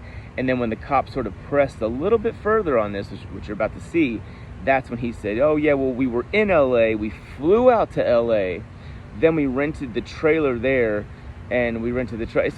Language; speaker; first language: English; native; English